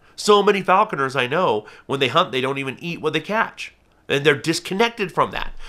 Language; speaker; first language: English; native; English